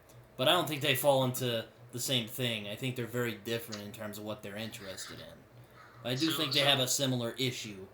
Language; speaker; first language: English; native; English